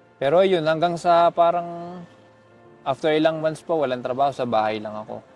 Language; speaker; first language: Filipino; native; Filipino